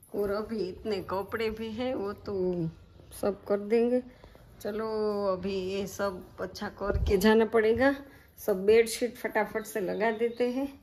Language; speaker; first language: Hindi; non-native, local second language; Gujarati